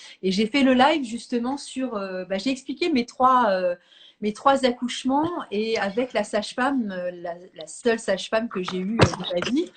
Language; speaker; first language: French; native; French